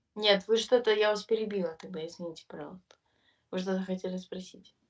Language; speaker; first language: Russian; native; Russian